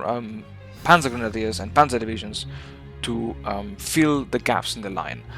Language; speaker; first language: English; non-native, fluent; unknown